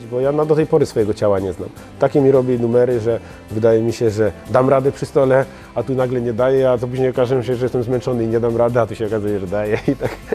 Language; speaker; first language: Polish; native; Polish